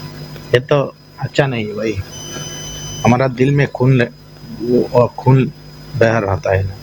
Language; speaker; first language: Hindi; non-native, fluent; Bangla